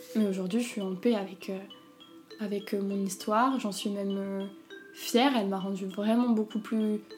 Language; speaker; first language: French; native; French